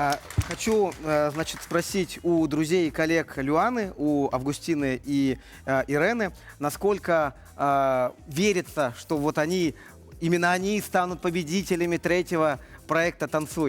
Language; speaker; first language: Russian; native; Russian